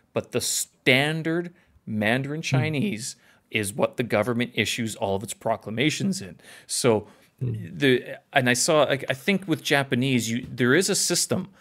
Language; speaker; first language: English; native; English